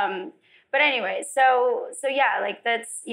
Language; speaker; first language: English; non-native, local second language; Filipino